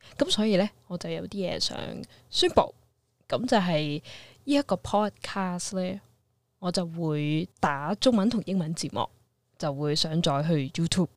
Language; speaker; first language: Cantonese; early bilingual, heritage; Cantonese